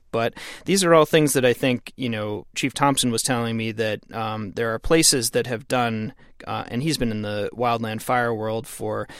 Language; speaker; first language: English; native; English